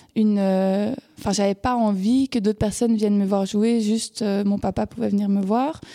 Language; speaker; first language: French; native; French